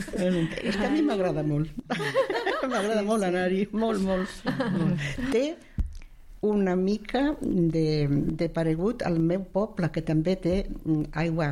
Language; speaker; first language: Catalan; non-native, local second language; Spanish